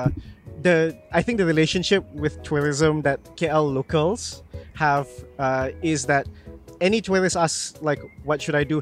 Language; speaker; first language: English; non-native, local second language; Malay